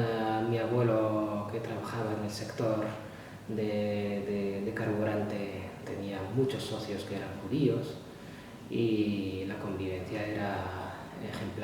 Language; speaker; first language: Spanish; non-native, fluent; Arabic